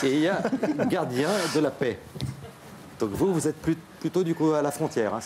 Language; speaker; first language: French; native; French